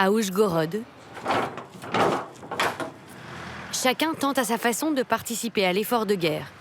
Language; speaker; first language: French; native; French